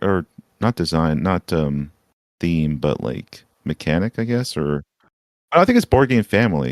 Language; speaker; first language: English; native; English